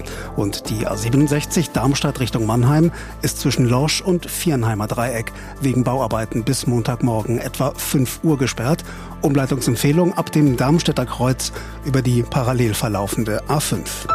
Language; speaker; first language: German; native; German